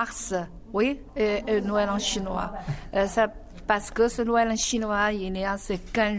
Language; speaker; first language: French; non-native, learner; Chinese